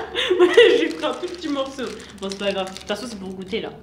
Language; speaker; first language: French; native; French